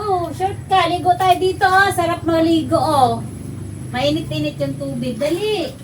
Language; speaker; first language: Filipino; native; Filipino